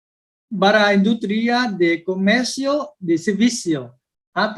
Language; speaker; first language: Spanish; non-native, learner; Vietnamese